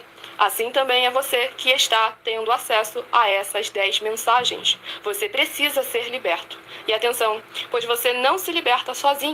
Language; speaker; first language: Portuguese; native; Portuguese